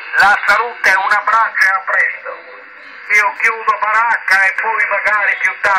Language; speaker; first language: Italian; native; Italian